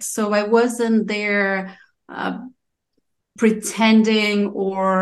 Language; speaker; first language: English; non-native, fluent; Romanian